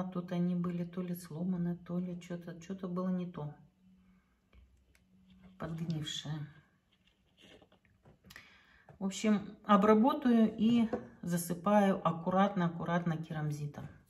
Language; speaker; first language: Russian; native; Russian